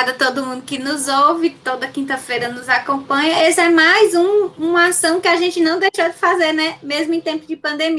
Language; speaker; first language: Portuguese; native; Portuguese